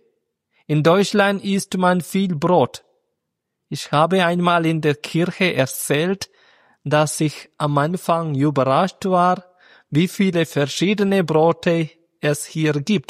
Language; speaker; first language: German; non-native, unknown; Malayalam